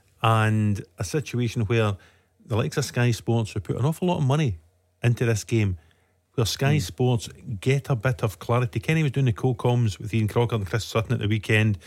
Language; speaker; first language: English; native; English